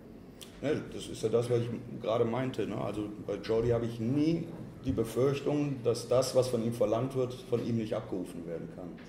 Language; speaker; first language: German; native; German